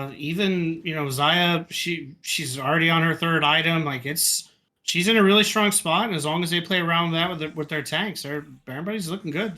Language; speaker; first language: English; native; English